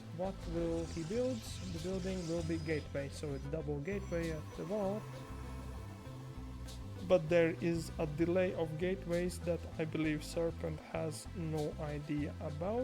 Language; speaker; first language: English; non-native, fluent; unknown